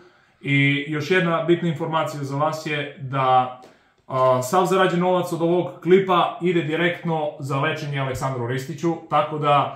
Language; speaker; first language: Serbian; native; Serbian